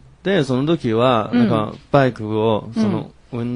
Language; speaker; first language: Japanese; non-native, fluent; Chinese